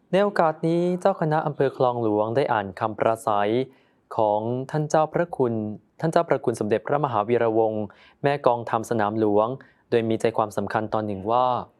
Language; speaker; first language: Thai; native; Thai